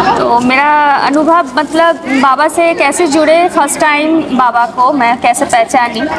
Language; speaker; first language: Hindi; non-native, local second language; Bangla